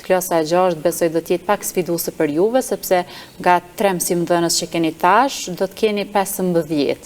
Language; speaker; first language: Albanian; native; Albanian